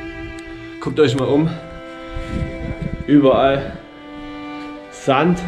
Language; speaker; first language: German; native; German